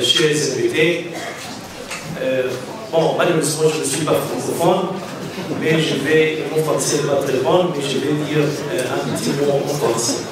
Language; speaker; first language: French; non-native, fluent; Arabic